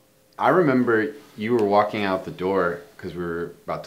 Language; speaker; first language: English; native; English